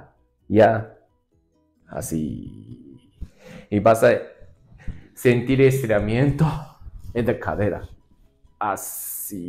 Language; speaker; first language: Spanish; non-native, learner; Japanese